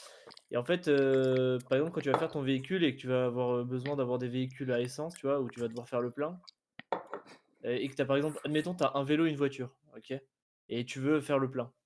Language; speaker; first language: French; native; French